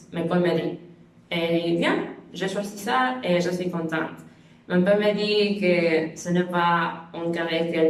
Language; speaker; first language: French; non-native, learner; Spanish